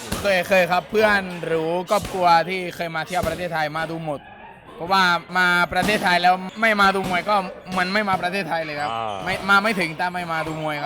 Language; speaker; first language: Thai; non-native, fluent; Spanish